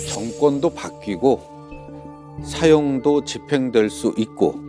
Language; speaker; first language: Korean; native; Korean